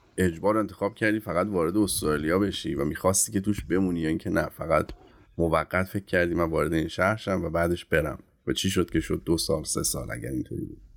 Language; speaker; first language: Persian; non-native, local second language; Azerbaijani